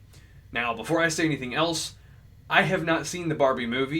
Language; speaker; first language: English; native; English